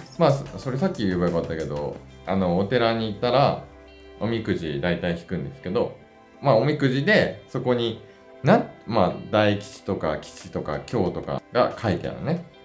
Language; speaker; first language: Japanese; native; Japanese